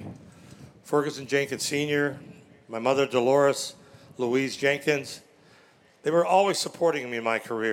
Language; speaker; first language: English; native; English